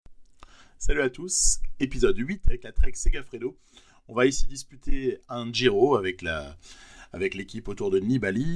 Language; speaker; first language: French; native; French